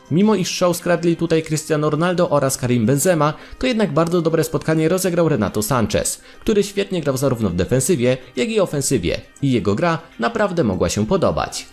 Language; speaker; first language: Polish; native; Polish